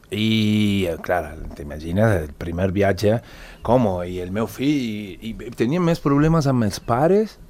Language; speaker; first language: Catalan; non-native, fluent; Spanish